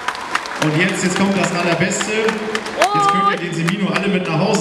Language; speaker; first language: German; native; German